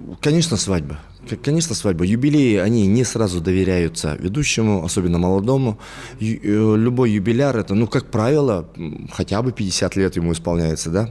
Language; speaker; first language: Russian; non-native, local second language; Yakut